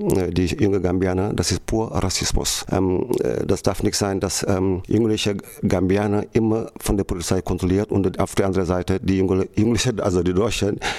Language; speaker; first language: German; non-native, fluent; Wolof